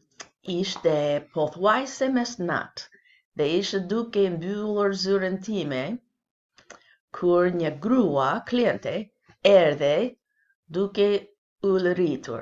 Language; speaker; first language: Albanian; non-native, learner; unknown